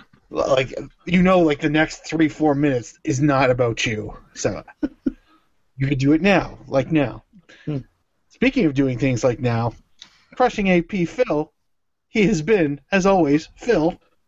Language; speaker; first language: English; native; English